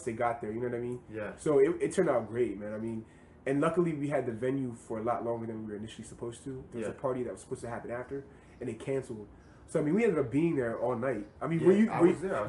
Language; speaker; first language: English; native; English